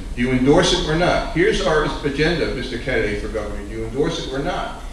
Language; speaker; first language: English; native; English